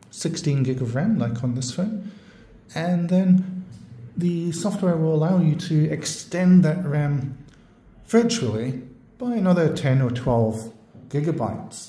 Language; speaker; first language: English; native; English